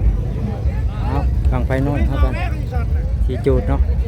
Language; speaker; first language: Thai; non-native, local second language; Lao